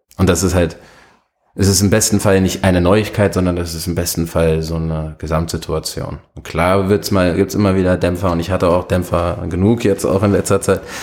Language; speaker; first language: German; native; German